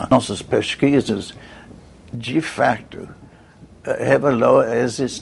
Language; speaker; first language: Portuguese; non-native, fluent; English